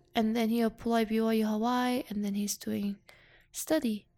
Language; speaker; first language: English; non-native, learner; Korean